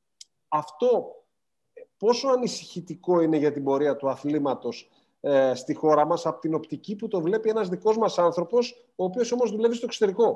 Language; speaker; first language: Greek; native; Greek